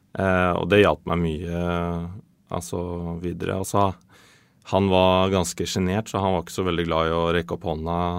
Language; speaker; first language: Norwegian; early bilingual, other home language; Swedish